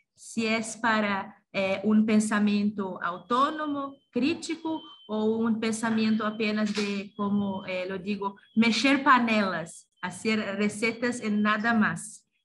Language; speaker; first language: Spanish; non-native, learner; Portuguese